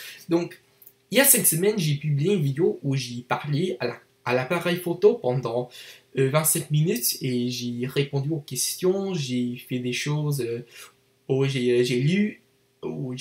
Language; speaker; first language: French; non-native, learner; English